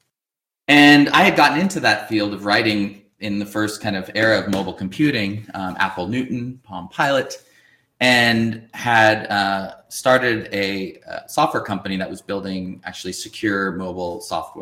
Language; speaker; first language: English; native; English